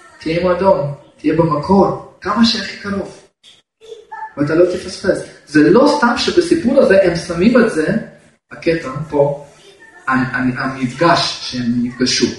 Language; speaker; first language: Hebrew; non-native, fluent; Russian